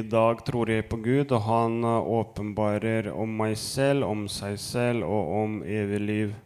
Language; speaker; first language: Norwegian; non-native, fluent; Lithuanian